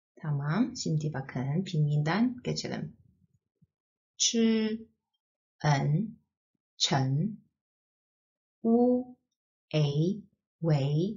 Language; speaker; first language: Turkish; non-native, fluent; Chinese